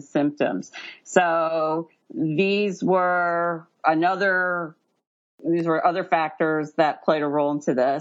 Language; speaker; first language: English; native; English